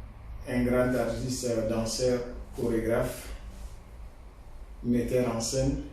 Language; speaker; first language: French; non-native, local second language; Dyula